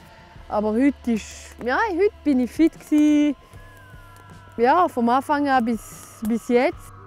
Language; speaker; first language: German; non-native, local second language; French